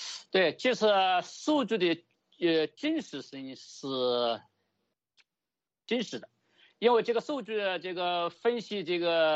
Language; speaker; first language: Chinese; native; Chinese